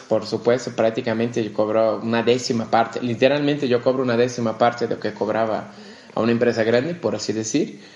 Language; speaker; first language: Spanish; non-native, fluent; Portuguese